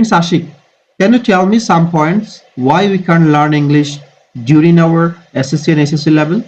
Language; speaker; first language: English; non-native, fluent; Bangla